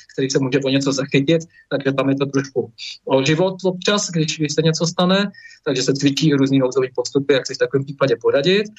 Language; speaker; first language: Czech; native; Czech